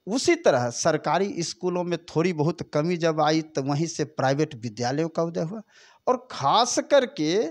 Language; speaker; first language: Hindi; native; Hindi